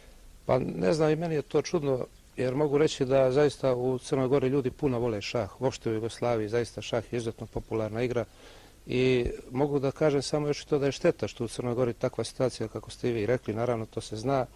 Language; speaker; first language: Bosnian; native; Bosnian